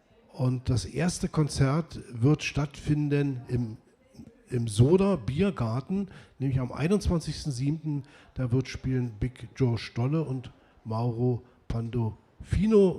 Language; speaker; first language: German; native; German